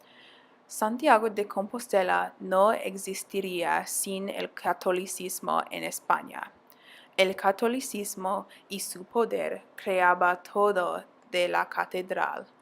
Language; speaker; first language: Spanish; non-native, learner; English